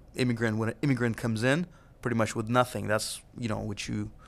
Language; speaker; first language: English; non-native, fluent; Russian